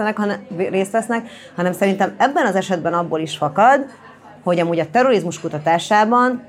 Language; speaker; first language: Hungarian; native; Hungarian